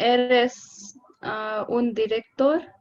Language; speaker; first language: Spanish; non-native, learner; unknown